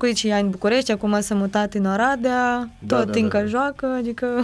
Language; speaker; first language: Romanian; non-native, fluent; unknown